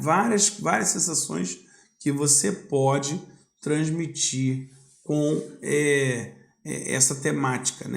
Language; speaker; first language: Portuguese; native; Portuguese